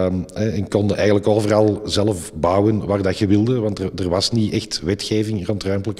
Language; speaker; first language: Dutch; native; Dutch